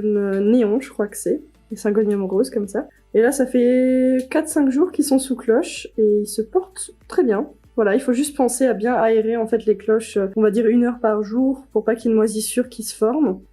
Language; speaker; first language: French; native; French